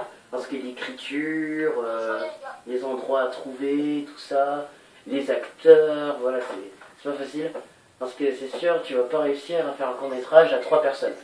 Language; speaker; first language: French; native; French